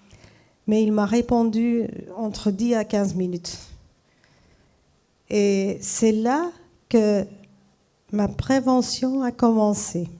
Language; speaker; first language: French; non-native, fluent; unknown